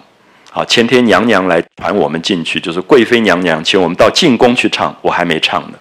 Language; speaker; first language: Chinese; native; Chinese